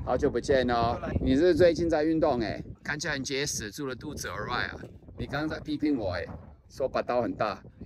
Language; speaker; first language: Chinese; non-native, fluent; English